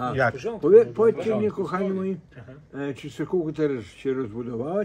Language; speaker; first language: Polish; native; Polish